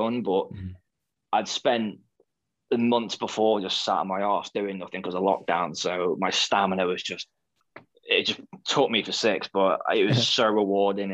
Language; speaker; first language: English; native; English